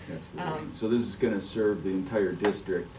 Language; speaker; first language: English; native; English